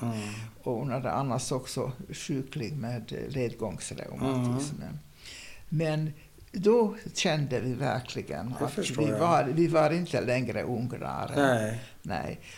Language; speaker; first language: Swedish; non-native, fluent; Hungarian